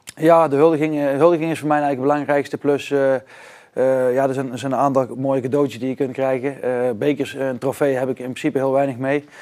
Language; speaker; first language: Dutch; native; Dutch